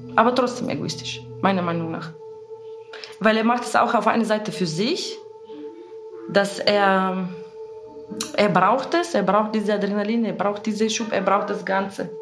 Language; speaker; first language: German; non-native, fluent; Bulgarian